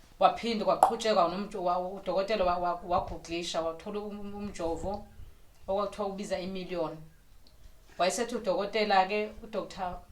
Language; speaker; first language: Zulu; native; Zulu